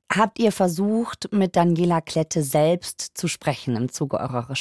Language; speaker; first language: German; native; German